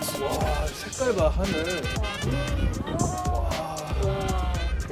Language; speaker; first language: Korean; non-native, learner; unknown